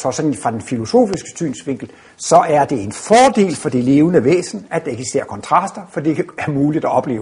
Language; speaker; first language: Danish; native; Danish